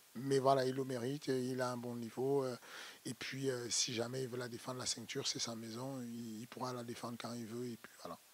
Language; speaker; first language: French; native; French